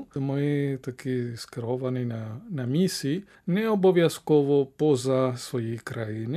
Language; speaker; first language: Ukrainian; non-native, fluent; Spanish